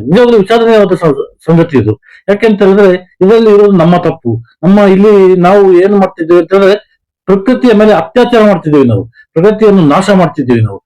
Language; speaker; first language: Kannada; non-native, local second language; Kodava